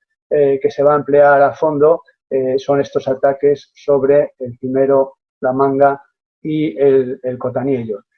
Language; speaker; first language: Spanish; native; Spanish